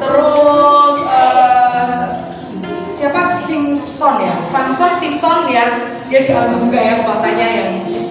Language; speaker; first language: Indonesian; native; Indonesian